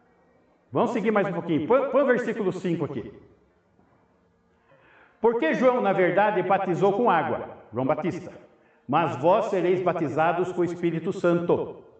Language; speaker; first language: Portuguese; native; Portuguese